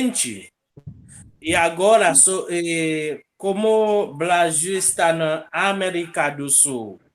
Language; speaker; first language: Portuguese; non-native, local second language; Haitian Creole